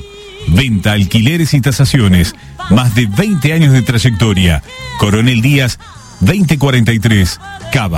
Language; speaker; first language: Spanish; native; Spanish